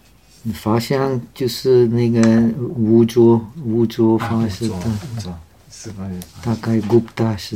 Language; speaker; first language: Chinese; non-native, fluent; Czech